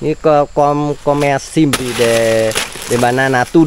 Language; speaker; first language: Portuguese; non-native, learner; Vietnamese